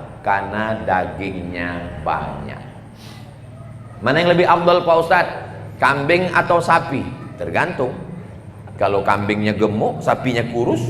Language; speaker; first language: Malay; native; Malay